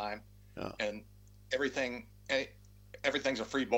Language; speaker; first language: English; native; English